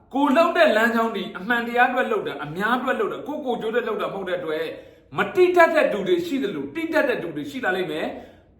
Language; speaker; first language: Burmese; native; Burmese